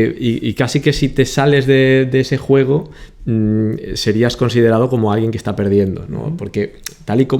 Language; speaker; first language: Spanish; native; Spanish